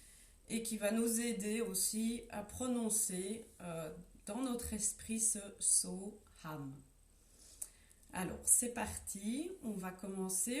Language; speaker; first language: French; native; French